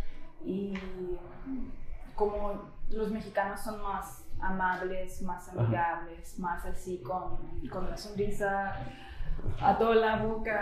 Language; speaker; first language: Spanish; non-native, fluent; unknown